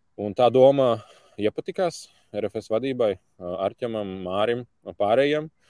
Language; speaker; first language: Latvian; native; Latvian